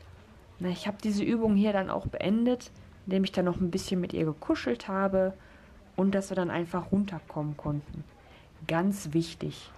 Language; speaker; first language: German; native; German